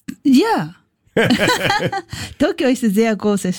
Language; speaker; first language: German; non-native, learner; Japanese